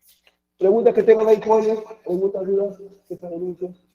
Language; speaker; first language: Spanish; native; Spanish